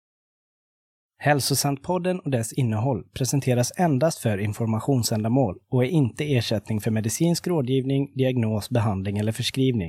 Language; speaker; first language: Swedish; native; Swedish